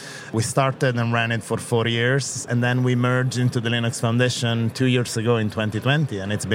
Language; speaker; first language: English; non-native, fluent; Italian